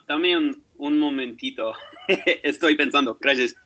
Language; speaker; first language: Spanish; non-native, fluent; English